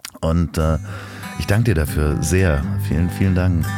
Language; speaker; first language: German; native; German